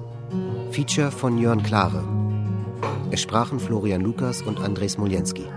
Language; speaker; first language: German; native; German